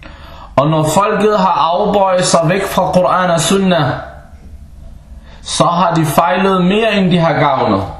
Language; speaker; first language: Danish; early bilingual, other home language; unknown